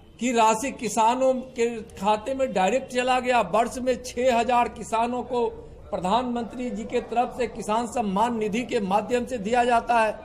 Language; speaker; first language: Hindi; native; Hindi